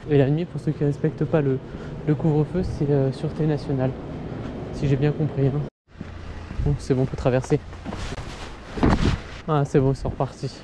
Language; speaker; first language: French; native; French